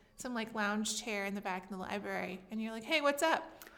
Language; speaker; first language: English; native; English